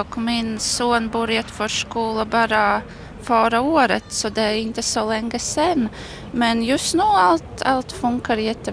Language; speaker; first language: Swedish; non-native, learner; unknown